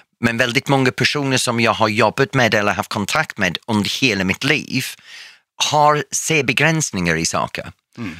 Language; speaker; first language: Swedish; non-native, fluent; English